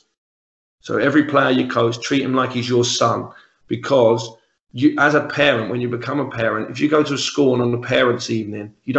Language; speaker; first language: English; native; English